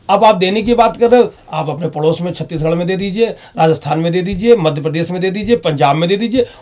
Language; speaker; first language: Hindi; native; Hindi